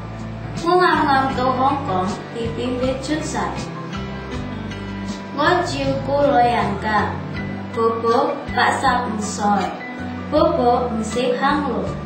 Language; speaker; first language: Cantonese; non-native, learner; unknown